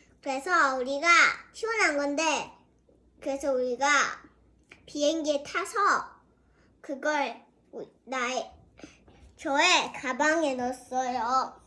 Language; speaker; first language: Korean; early bilingual, heritage; Korean